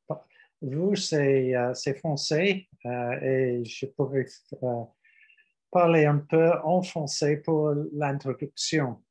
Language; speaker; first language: French; non-native, learner; English